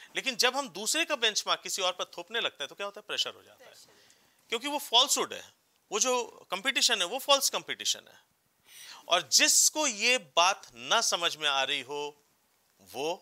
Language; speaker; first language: Hindi; native; Hindi